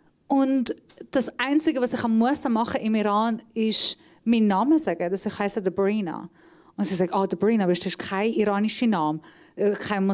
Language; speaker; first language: German; non-native, fluent; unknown